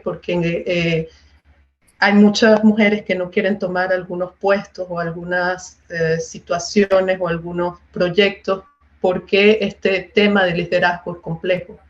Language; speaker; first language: Spanish; native; Spanish